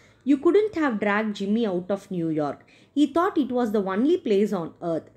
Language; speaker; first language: English; non-native, local second language; Tamil